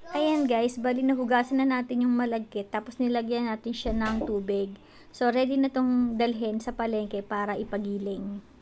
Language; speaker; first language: Filipino; native; Filipino